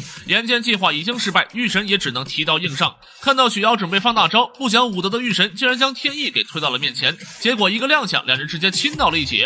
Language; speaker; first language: Chinese; native; Chinese